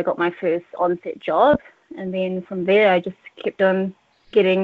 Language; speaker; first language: English; native; English